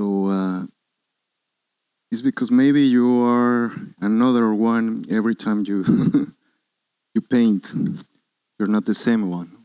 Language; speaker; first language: English; non-native, learner; Spanish